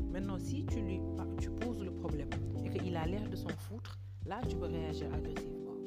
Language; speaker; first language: French; non-native, local second language; Wolof